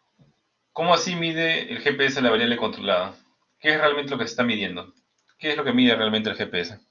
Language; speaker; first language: Spanish; native; Spanish